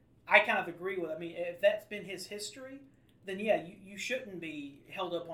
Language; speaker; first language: English; native; English